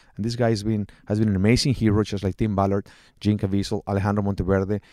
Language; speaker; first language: English; non-native, fluent; Spanish